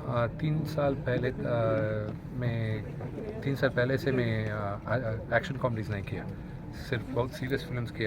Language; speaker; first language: Hindi; non-native, learner; Telugu